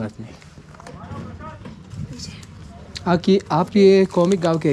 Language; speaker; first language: Hindi; non-native, local second language; Malayalam